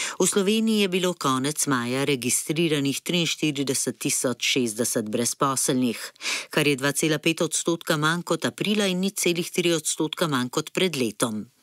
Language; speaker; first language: Slovenian; native; Slovenian